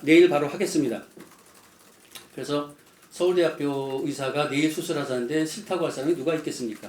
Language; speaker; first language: Korean; native; Korean